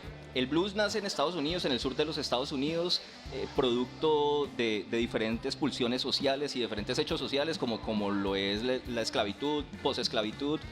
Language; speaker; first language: Spanish; native; Spanish